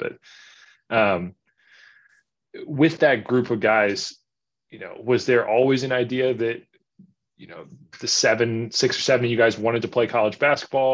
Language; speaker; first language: English; native; English